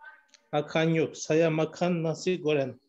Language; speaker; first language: Indonesian; non-native, learner; Turkish